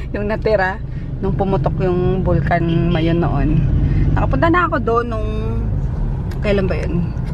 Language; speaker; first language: Filipino; native; Filipino